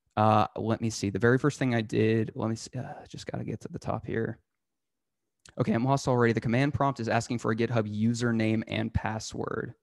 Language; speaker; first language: English; native; English